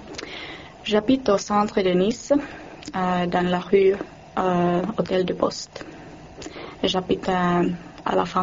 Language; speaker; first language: French; non-native, learner; Finnish